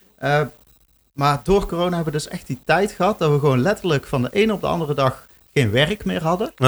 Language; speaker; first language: Dutch; native; Dutch